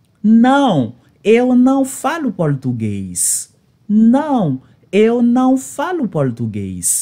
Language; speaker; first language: Portuguese; non-native, learner; Haitian Creole